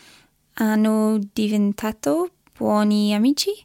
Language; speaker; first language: Italian; non-native, learner; English